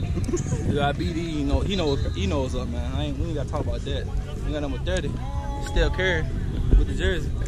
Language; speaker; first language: English; native; English